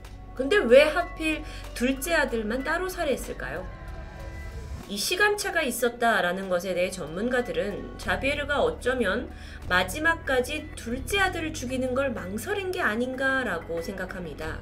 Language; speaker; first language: Korean; native; Korean